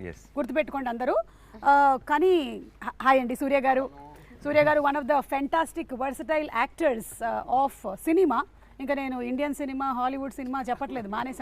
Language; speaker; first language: Telugu; native; Telugu